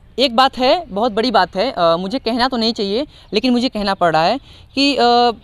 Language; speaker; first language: Hindi; native; Hindi